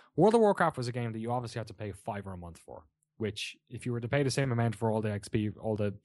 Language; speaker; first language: English; native; English